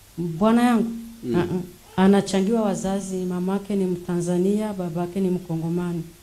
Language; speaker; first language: Swahili; non-native, local second language; Rundi